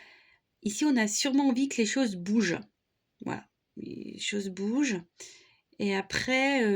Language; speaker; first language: French; native; French